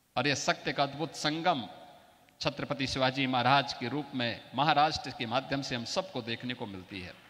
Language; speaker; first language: Hindi; native; Hindi